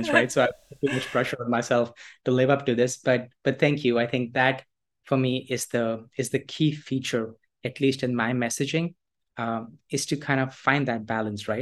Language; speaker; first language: English; non-native, local second language; Hindi